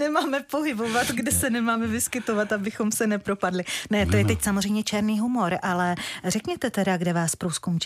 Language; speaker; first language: Czech; native; Czech